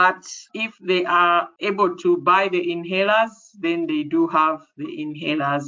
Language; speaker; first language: English; non-native, local second language; Ganda